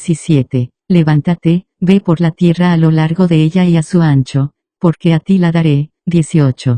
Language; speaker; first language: Spanish; native; Spanish